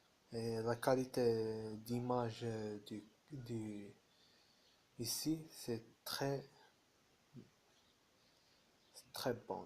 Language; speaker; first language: French; non-native, fluent; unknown